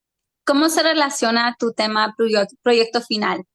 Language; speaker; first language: Spanish; early bilingual, heritage; Spanish